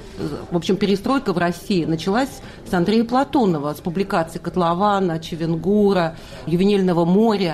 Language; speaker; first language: Russian; native; Russian